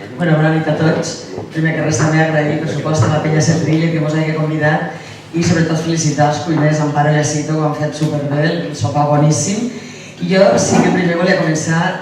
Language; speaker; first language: Catalan; native; Catalan